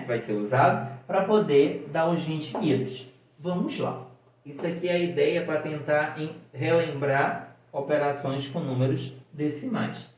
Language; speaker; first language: Portuguese; native; Portuguese